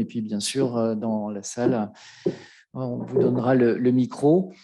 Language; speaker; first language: French; native; French